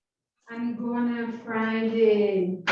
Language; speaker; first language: English; non-native, learner; Portuguese